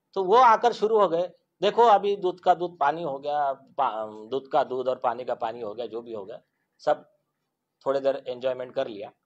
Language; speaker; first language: Hindi; non-native, local second language; Marathi